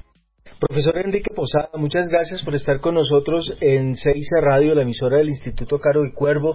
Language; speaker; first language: Spanish; native; Spanish